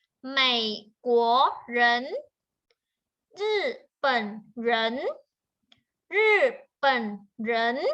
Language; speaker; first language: Chinese; non-native, fluent; Thai